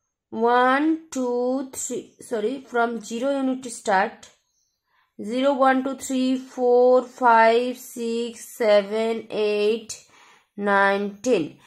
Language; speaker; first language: English; non-native, local second language; Bangla